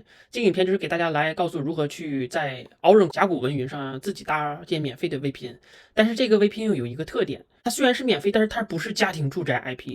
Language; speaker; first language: Chinese; native; Chinese